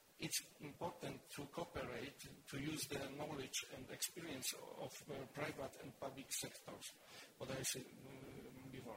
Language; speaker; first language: English; non-native, learner; Polish